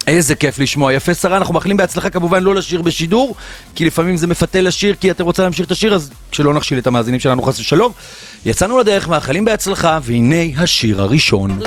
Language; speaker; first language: Hebrew; native; Hebrew